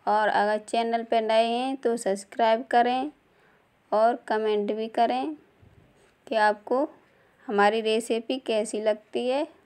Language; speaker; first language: Hindi; native; Hindi